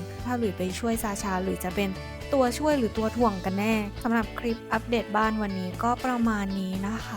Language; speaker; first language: Thai; native; Thai